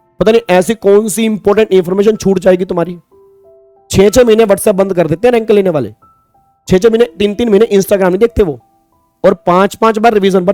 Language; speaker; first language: Hindi; native; Hindi